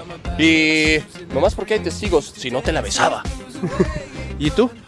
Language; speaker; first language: Spanish; native; Spanish